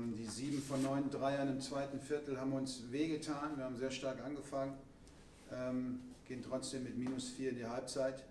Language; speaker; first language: German; native; German